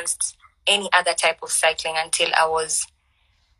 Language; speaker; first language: English; non-native, local second language; Swahili